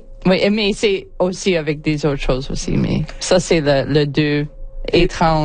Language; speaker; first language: French; non-native, learner; English